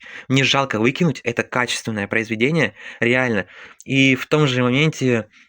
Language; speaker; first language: Russian; native; Russian